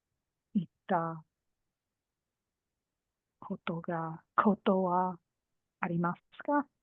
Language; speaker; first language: Japanese; non-native, learner; English